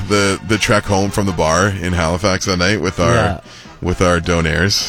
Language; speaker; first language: English; native; English